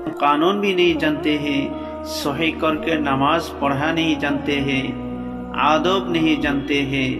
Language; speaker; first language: Hindi; non-native, local second language; Bangla